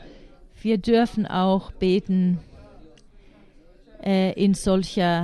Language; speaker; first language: German; non-native, fluent; Finnish